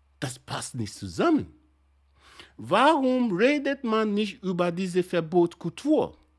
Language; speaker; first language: German; non-native, fluent; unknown